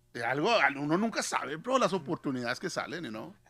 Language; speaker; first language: Spanish; early bilingual, other home language; English